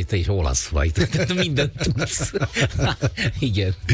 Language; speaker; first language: Hungarian; non-native, fluent; Italian